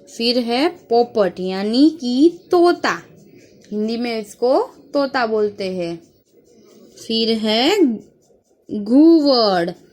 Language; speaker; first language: Hindi; non-native, local second language; Gujarati